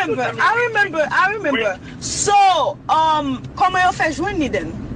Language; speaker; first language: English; non-native, fluent; Haitian Creole